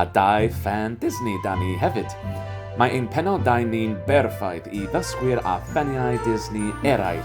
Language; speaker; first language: Welsh; non-native, learner; English